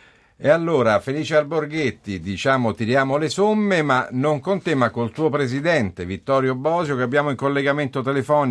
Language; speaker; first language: Italian; native; Italian